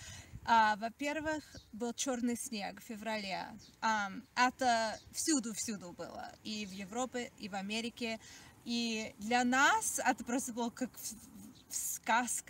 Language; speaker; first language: Russian; early bilingual, heritage; Russian